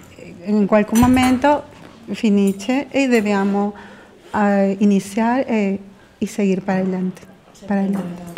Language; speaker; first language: Italian; non-native, learner; Spanish